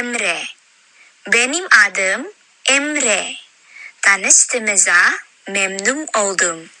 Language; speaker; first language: Turkish; non-native, learner; Indonesian